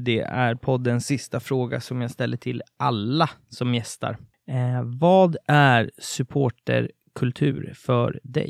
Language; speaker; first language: Swedish; native; Swedish